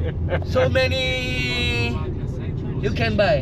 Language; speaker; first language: English; non-native, local second language; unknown